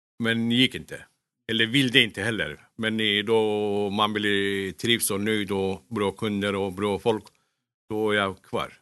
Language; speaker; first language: Swedish; non-native, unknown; Turkish